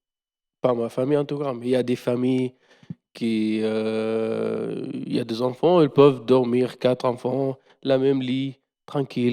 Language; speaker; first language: French; non-native, learner; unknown